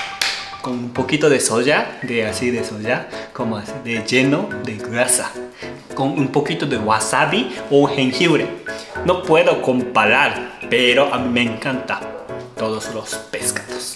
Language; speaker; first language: Spanish; non-native, learner; Japanese